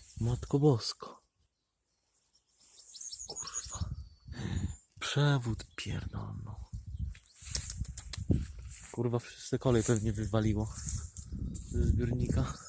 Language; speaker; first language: Polish; native; Polish